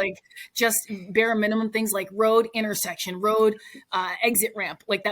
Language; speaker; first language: English; native; English